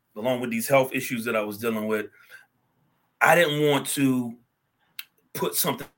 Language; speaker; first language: English; native; English